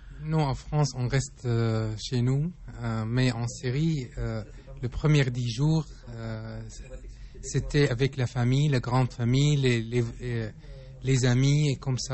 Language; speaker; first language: French; non-native, learner; Arabic